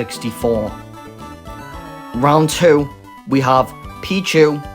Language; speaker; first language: English; native; English